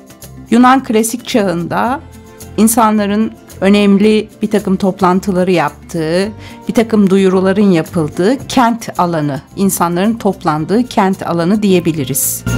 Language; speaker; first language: Turkish; native; Turkish